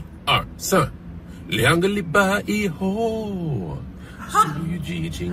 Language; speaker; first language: Chinese; non-native, learner; English